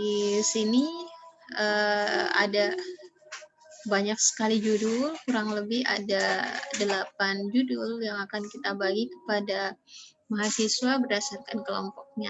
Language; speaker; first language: Indonesian; native; Indonesian